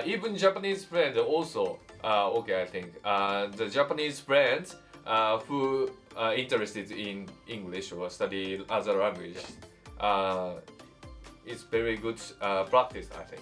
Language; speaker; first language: English; non-native, learner; Japanese